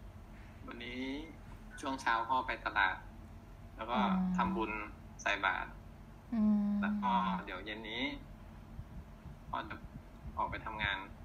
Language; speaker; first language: Thai; native; Thai